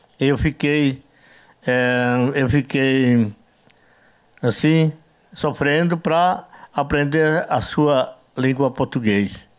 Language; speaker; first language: Portuguese; non-native, learner; Yanomámi